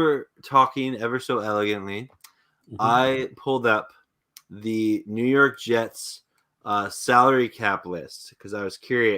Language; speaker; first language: English; native; English